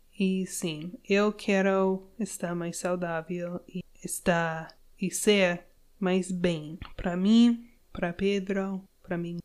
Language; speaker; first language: Portuguese; non-native, learner; English